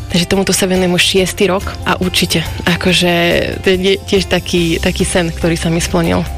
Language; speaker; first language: Slovak; non-native, local second language; Hungarian